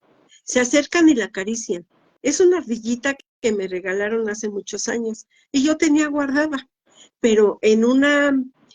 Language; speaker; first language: Spanish; native; Spanish